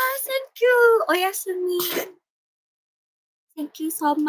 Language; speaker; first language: English; non-native, learner; Japanese